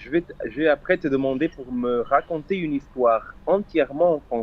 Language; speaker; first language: French; non-native, fluent; Portuguese